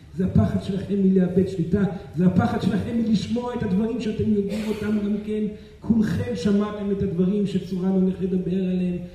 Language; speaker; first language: Hebrew; non-native, fluent; Portuguese